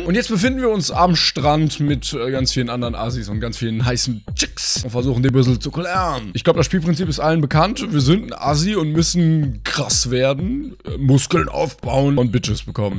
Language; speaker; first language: German; native; German